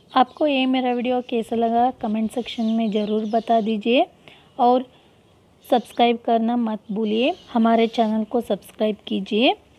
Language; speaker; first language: Hindi; non-native, local second language; Kannada